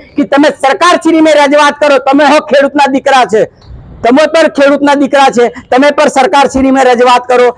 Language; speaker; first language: Gujarati; native; Gujarati